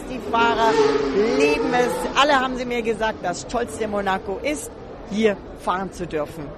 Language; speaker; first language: German; native; German